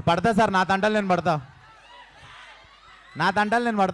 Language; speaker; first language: Telugu; native; Telugu